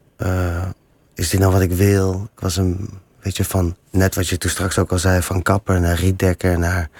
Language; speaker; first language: Dutch; native; Dutch